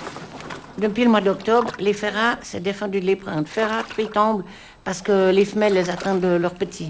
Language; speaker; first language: French; native; French